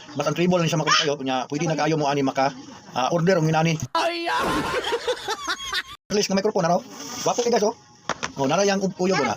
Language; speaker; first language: Cebuano; native; Cebuano